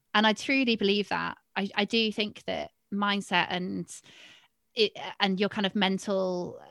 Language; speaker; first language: English; native; English